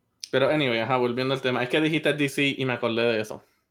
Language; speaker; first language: Spanish; early bilingual, heritage; Spanish